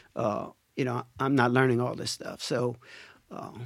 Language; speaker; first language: English; native; English